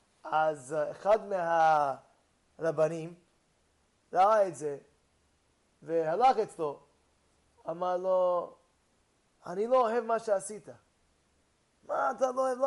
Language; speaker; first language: Hebrew; non-native, fluent; English